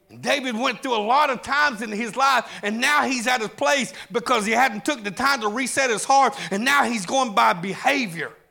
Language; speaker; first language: English; native; English